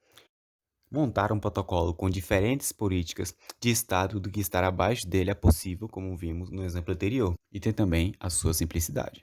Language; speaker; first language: Portuguese; native; Portuguese